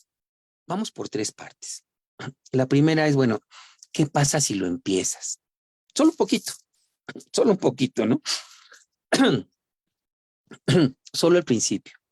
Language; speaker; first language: Spanish; native; Spanish